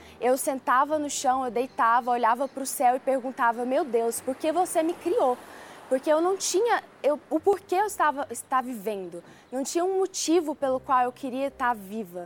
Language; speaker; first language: Portuguese; early bilingual, other home language; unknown